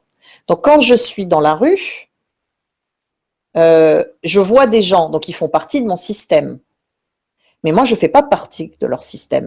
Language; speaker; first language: French; native; French